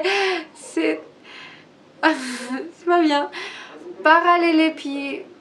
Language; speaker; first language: French; non-native, learner; Persian